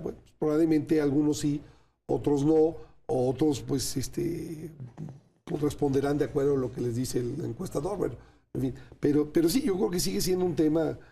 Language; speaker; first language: Spanish; native; Spanish